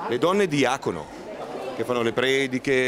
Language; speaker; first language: Italian; native; Italian